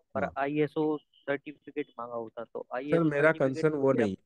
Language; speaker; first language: Hindi; native; Hindi